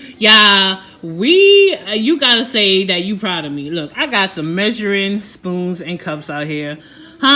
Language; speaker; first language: English; native; English